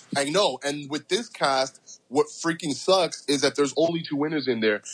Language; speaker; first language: English; early bilingual, other home language; Spanish